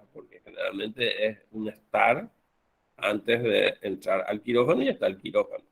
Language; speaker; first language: Spanish; native; Spanish